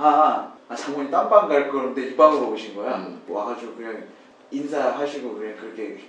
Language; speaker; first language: Korean; native; Korean